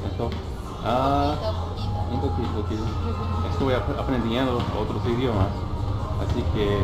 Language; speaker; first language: Spanish; non-native, learner; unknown